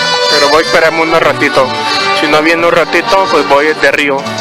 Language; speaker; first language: Spanish; early bilingual, heritage; Spanish